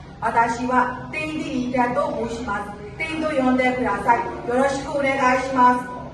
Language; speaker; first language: Japanese; non-native, learner; Burmese